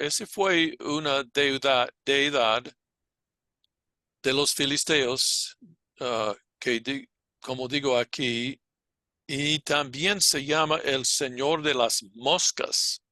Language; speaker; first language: Spanish; non-native, fluent; English